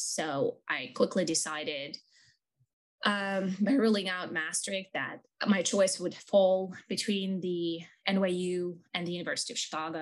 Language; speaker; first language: English; non-native, fluent; Ukrainian